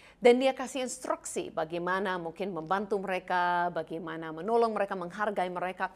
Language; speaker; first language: Indonesian; non-native, fluent; English